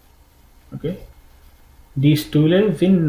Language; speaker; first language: German; non-native, learner; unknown